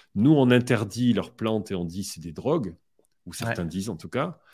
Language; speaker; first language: French; native; French